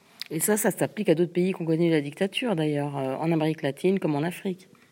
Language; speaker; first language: French; native; French